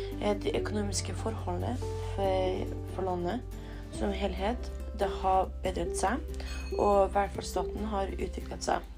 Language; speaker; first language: Norwegian; early bilingual, other home language; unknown